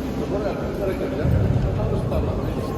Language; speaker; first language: Indonesian; non-native, learner; Turkish